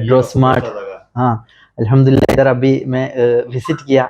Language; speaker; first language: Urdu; non-native, local second language; Malayalam